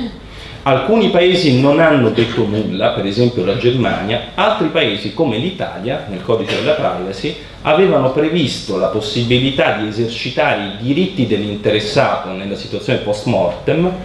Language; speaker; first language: Italian; native; Italian